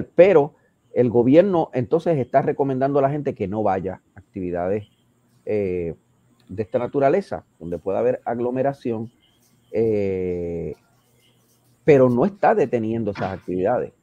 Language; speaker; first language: Spanish; native; Spanish